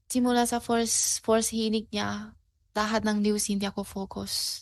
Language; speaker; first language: Filipino; non-native, learner; Chinese